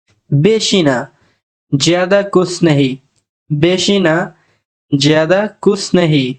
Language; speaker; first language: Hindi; non-native, fluent; Bangla